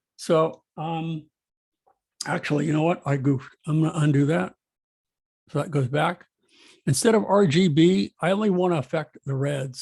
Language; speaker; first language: English; native; English